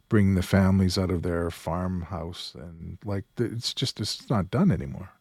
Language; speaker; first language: English; native; English